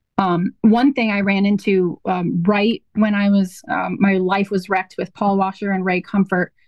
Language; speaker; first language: English; native; English